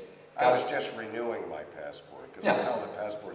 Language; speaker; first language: English; native; English